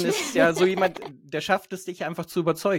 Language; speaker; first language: German; native; German